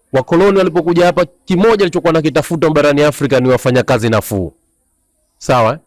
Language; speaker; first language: Swahili; native; Swahili